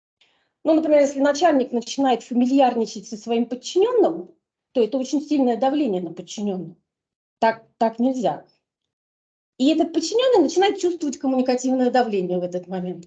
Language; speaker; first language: Russian; native; Russian